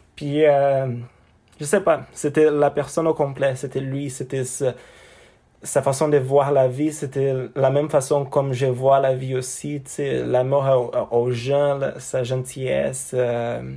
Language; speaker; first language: French; non-native, fluent; Portuguese